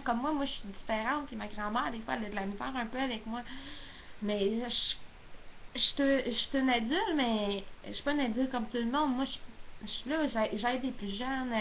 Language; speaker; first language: French; native; French